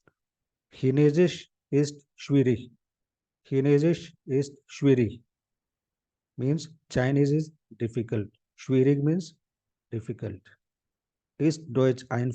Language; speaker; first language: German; non-native, fluent; Hindi